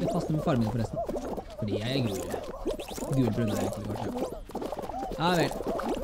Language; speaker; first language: Norwegian; native; Norwegian